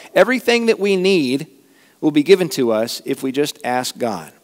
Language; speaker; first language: English; native; English